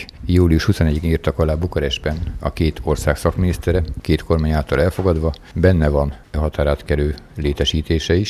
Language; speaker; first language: Hungarian; native; Hungarian